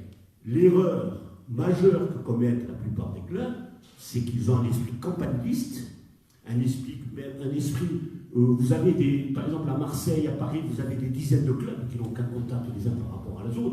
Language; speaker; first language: French; native; French